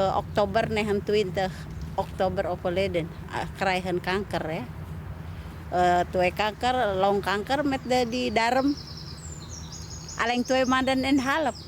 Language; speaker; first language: Dutch; non-native, learner; Indonesian